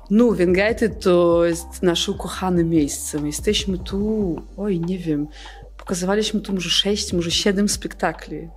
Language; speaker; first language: Polish; non-native, fluent; Belarusian